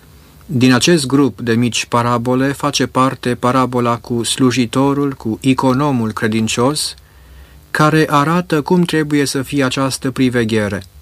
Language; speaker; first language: Romanian; native; Romanian